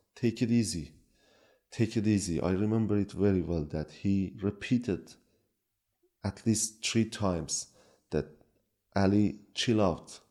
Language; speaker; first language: English; non-native, fluent; Kurdish